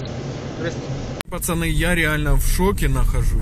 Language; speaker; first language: Russian; native; Russian